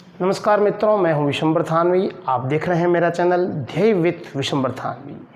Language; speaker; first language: Hindi; native; Hindi